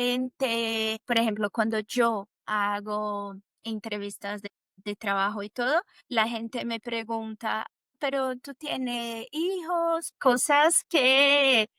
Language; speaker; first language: Spanish; non-native, fluent; Portuguese